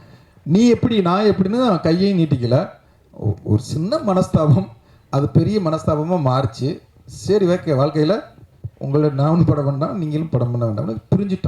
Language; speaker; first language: Tamil; native; Tamil